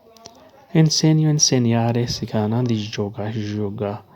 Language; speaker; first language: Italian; non-native, learner; Urdu